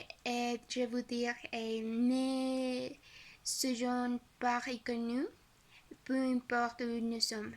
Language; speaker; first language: French; non-native, learner; Spanish